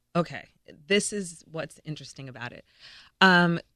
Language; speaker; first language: English; native; English